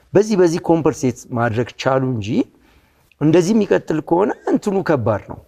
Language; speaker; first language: Amharic; native; Amharic